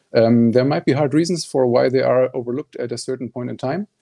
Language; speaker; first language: English; non-native, fluent; German